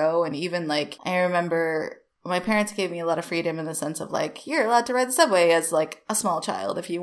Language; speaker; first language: English; native; English